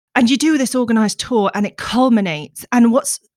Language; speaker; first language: English; native; English